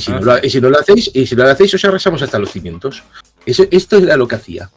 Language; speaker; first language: Spanish; native; Spanish